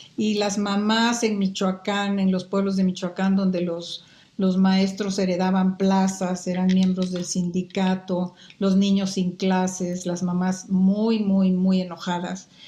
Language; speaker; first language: Spanish; native; Spanish